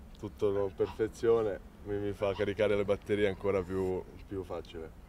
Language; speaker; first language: Italian; non-native, fluent; Serbian